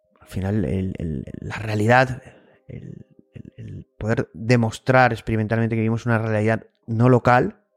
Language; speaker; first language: Spanish; native; Spanish